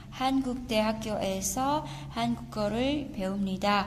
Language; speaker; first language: Korean; non-native, fluent; Vietnamese